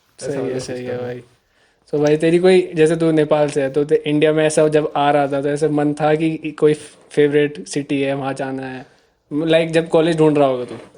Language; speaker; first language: Hindi; native; Hindi